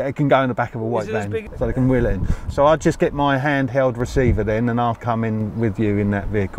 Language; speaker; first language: English; native; English